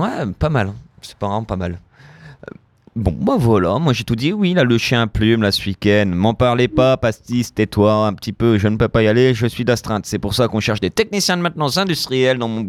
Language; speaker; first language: French; native; French